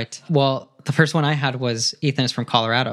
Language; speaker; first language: English; native; English